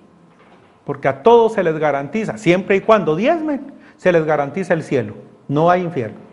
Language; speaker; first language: Spanish; native; Spanish